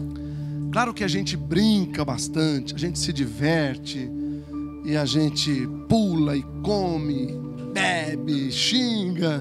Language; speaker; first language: Portuguese; native; Portuguese